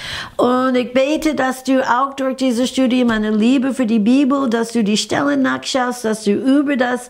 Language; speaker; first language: German; non-native, fluent; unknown